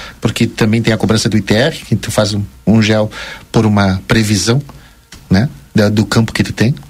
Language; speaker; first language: Portuguese; early bilingual, other home language; Spanish